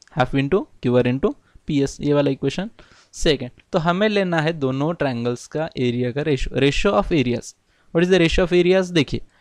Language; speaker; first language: Hindi; non-native, local second language; Marathi